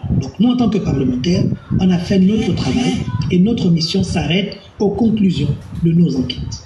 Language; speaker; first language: French; native; French